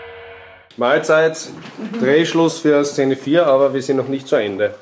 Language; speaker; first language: German; native; German